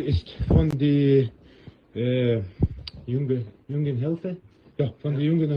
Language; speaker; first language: German; non-native, learner; Chechen